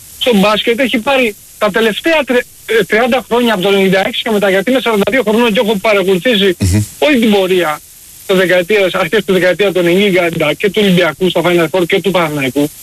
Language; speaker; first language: Greek; early bilingual, heritage; Greek